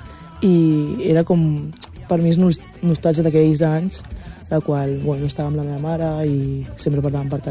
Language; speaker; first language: Catalan; early bilingual, other home language; Wolof